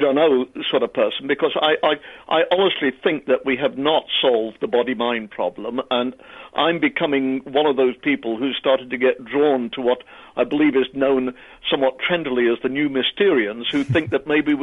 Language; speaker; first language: English; native; English